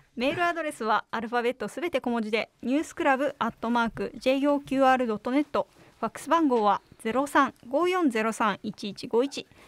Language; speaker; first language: Japanese; native; Japanese